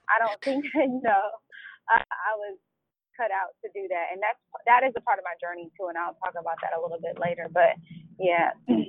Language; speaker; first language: English; native; English